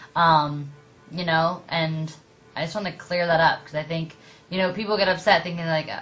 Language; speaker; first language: English; native; English